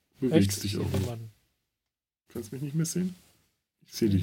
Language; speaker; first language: German; native; German